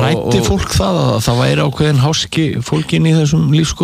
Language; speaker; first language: Icelandic; native; Icelandic